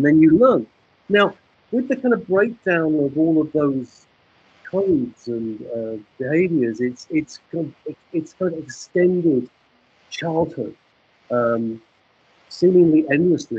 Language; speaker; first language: English; native; English